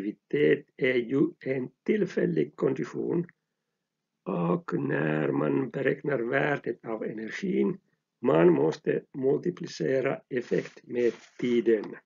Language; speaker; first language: Swedish; non-native, local second language; Finnish